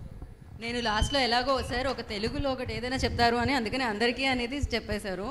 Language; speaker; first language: Telugu; native; Telugu